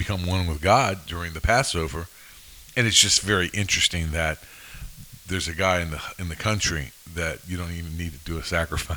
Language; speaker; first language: English; native; English